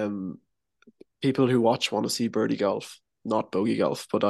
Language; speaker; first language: English; native; English